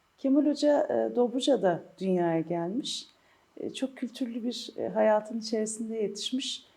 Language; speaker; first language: Turkish; native; Turkish